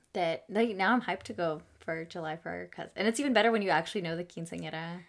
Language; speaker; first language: English; early bilingual, other home language; Spanish